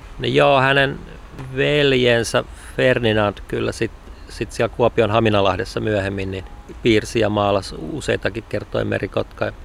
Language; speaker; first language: Finnish; native; Finnish